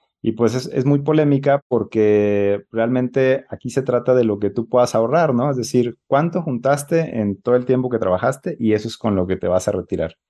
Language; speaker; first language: Spanish; native; Spanish